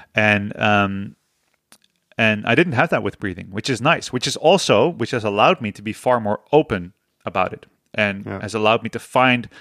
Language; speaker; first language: English; non-native, fluent; Dutch